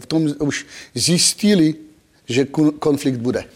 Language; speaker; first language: Czech; non-native, fluent; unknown